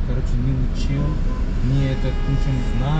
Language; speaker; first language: Russian; non-native, learner; Turkish